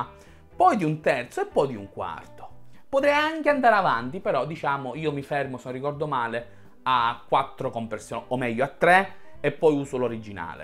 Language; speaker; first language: Italian; native; Italian